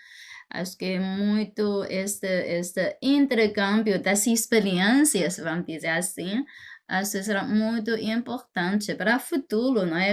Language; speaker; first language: Portuguese; non-native, fluent; Chinese